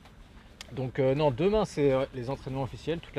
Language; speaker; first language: French; native; French